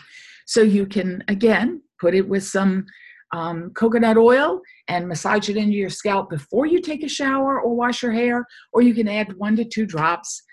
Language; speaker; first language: English; native; English